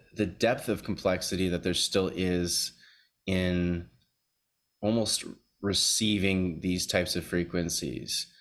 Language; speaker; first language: English; native; English